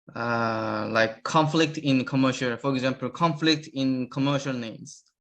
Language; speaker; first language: English; non-native, learner; Korean